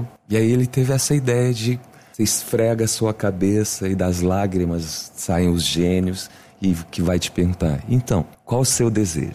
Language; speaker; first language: Portuguese; native; Portuguese